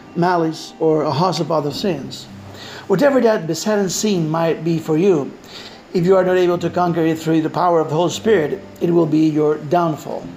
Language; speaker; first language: English; non-native, fluent; Spanish